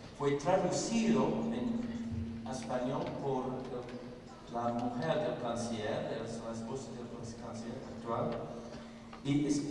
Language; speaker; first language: Spanish; non-native, fluent; English